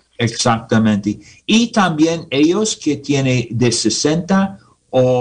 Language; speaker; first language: Spanish; non-native, learner; English